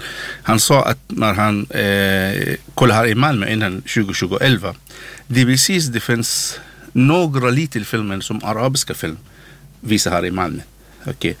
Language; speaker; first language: Swedish; non-native, learner; Arabic